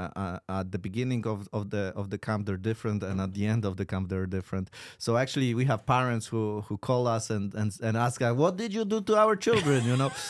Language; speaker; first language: English; non-native, fluent; Polish